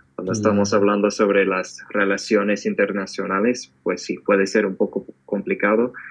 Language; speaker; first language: Spanish; non-native, fluent; English